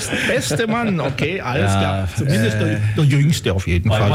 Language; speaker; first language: German; native; German